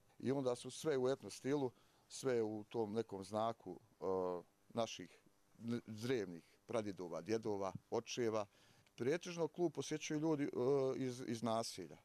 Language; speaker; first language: Serbian; native; Serbian